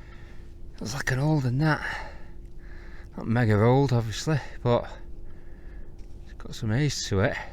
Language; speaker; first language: English; native; English